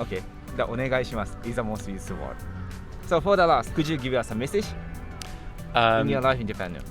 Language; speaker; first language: English; non-native, learner; Japanese